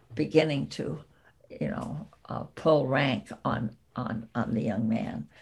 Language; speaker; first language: English; native; English